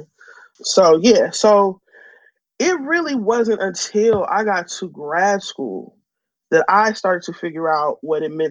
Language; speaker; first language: English; native; English